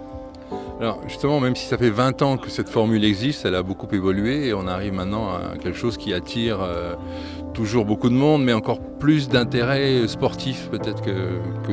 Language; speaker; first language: French; native; French